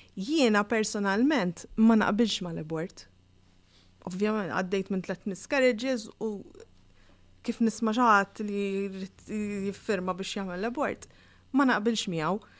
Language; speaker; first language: Maltese; native; Maltese